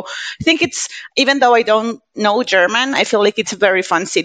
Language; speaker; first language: English; non-native, fluent; Spanish